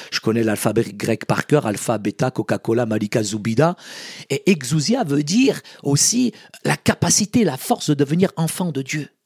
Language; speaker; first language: French; early bilingual, other home language; Arabic